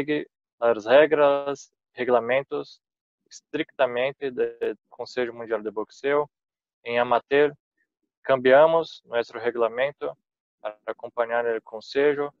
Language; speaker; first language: Spanish; non-native, fluent; Portuguese